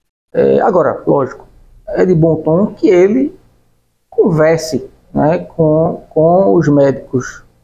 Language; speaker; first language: Portuguese; native; Portuguese